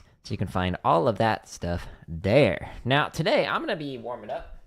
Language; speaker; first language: English; native; English